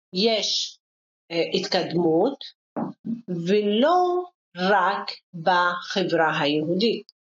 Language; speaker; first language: Hebrew; non-native, local second language; Arabic